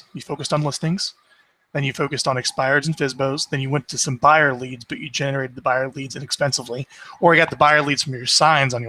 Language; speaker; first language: English; native; English